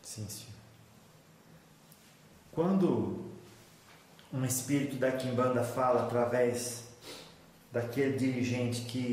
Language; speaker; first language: Portuguese; native; Portuguese